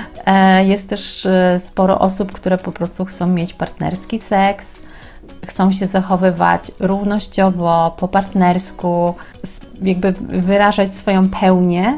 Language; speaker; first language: Polish; native; Polish